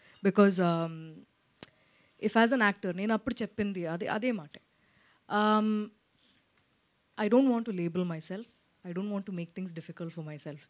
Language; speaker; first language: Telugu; non-native, local second language; Malayalam